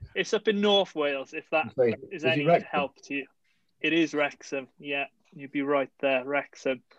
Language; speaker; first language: English; native; English